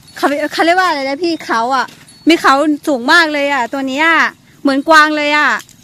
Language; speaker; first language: Thai; non-native, local second language; Karen languages